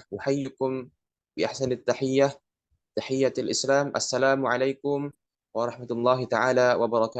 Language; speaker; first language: Arabic; non-native, learner; Indonesian